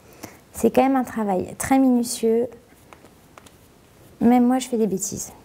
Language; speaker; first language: French; native; French